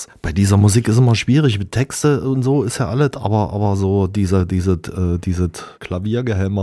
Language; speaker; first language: German; native; German